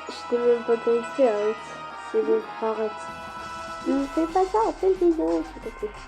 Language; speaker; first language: French; native; French